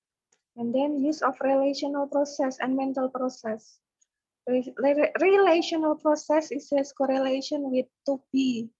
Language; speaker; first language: English; non-native, fluent; Indonesian